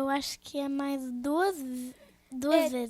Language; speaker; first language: Portuguese; early bilingual, heritage; Portuguese